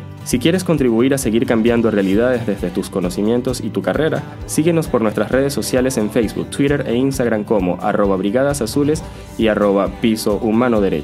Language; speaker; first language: Spanish; native; Spanish